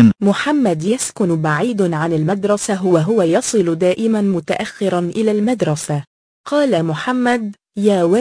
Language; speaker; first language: Arabic; non-native, fluent; Indonesian